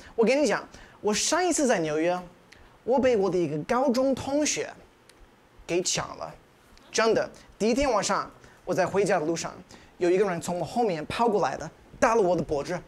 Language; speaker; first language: Chinese; non-native, fluent; English